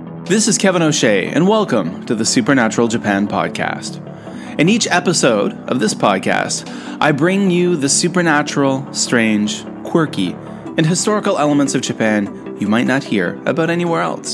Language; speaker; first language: English; native; English